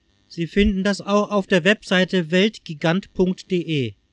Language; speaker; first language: German; native; German